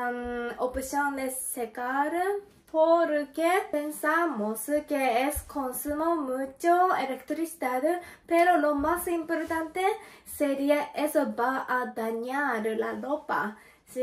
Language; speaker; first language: Spanish; non-native, learner; Japanese